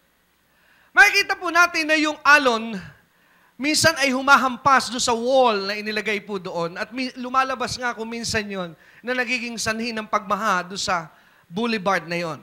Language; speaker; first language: Filipino; native; Filipino